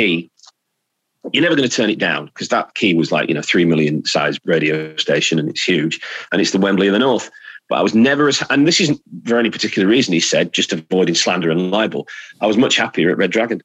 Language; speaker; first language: English; native; English